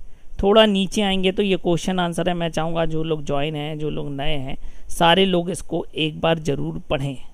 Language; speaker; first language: Hindi; native; Hindi